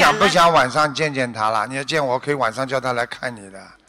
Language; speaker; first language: Chinese; native; Chinese